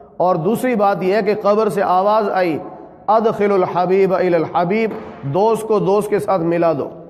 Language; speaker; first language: Urdu; non-native, local second language; Punjabi